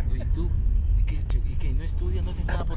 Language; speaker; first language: Spanish; native; Spanish